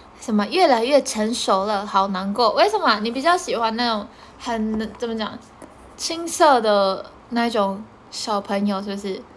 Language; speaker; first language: Chinese; early bilingual, heritage; Chinese